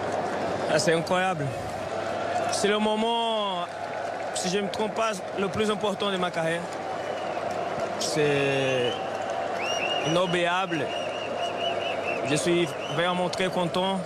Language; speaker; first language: French; non-native, fluent; Portuguese